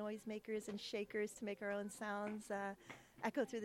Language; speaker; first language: English; native; English